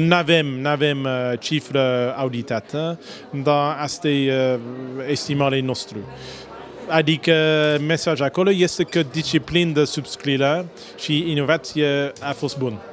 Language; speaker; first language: Romanian; non-native, learner; English